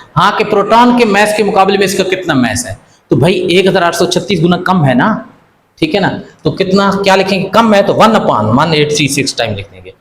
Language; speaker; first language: Urdu; native; Urdu